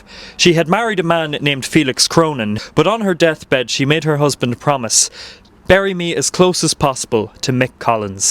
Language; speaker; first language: English; native; English